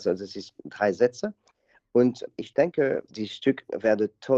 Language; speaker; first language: German; non-native, learner; French